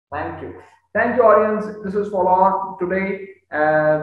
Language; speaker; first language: English; non-native, local second language; Urdu